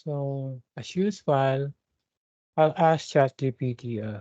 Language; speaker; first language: English; non-native, local second language; Filipino